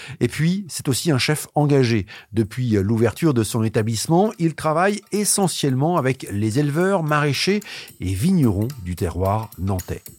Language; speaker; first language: French; native; French